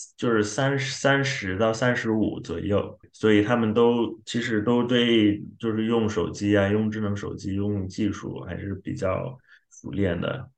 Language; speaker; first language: Chinese; non-native, fluent; Xhosa